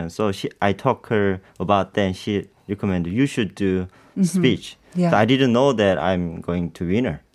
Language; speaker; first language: English; non-native, learner; Korean